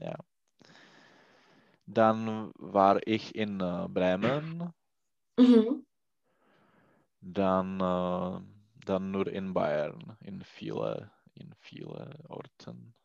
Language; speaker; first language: German; non-native, learner; Czech